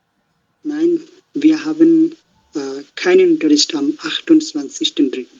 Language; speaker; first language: German; non-native, learner; Bangla